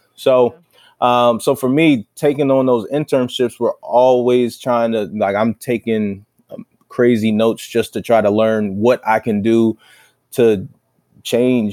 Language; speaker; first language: English; native; English